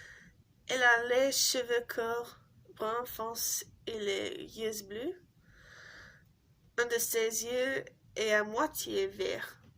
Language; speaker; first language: French; non-native, learner; English